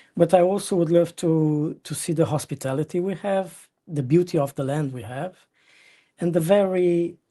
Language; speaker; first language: English; non-native, fluent; Romanian